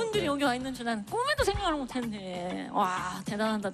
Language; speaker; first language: Korean; native; Korean